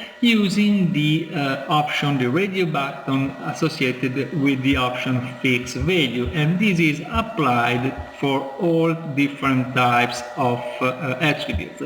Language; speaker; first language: English; non-native, fluent; Italian